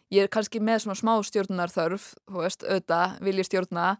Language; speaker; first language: Icelandic; early bilingual, other home language; English